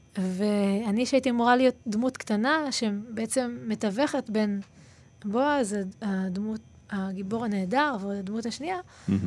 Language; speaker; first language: Hebrew; native; Hebrew